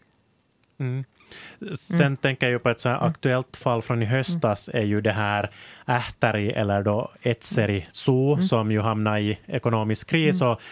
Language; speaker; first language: Swedish; native; Swedish